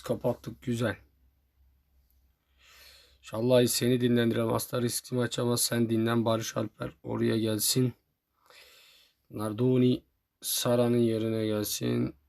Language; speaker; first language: Turkish; native; Turkish